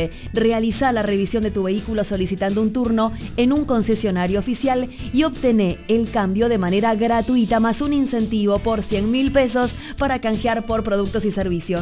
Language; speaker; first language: Spanish; native; Spanish